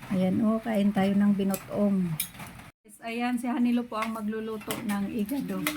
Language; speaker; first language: Filipino; non-native, local second language; Bikol